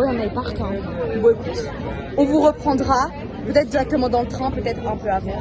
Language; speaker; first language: French; native; French